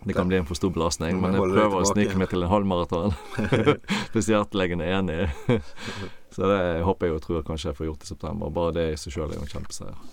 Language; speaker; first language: Norwegian; native; Norwegian